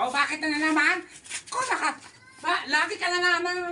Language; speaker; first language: Filipino; native; Filipino